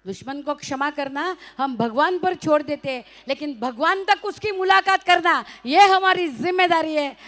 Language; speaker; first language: Hindi; non-native, local second language; Marathi